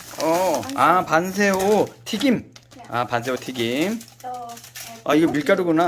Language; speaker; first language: Korean; native; Korean